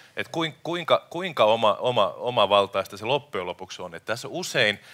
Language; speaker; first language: Finnish; native; Finnish